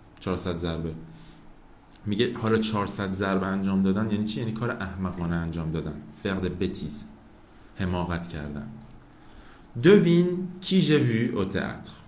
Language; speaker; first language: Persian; native; Persian